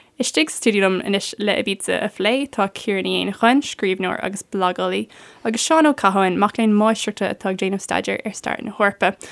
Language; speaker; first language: Irish; native; Irish